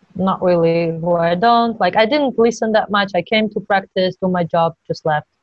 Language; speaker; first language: English; non-native, fluent; Georgian